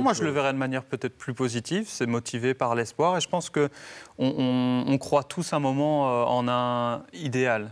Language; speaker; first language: French; native; French